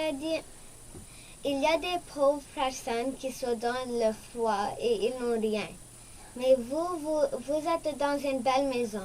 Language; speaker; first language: French; non-native, local second language; English